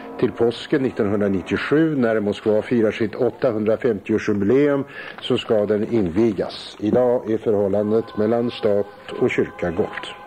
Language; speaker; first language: Swedish; native; Swedish